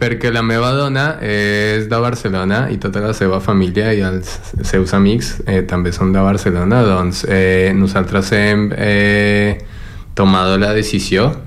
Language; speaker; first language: Catalan; non-native, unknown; Spanish